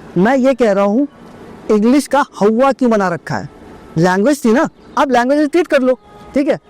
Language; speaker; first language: Hindi; native; Hindi